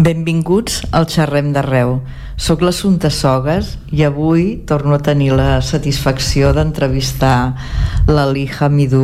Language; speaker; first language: Catalan; native; Catalan